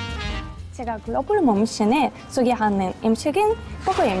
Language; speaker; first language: Korean; non-native, learner; English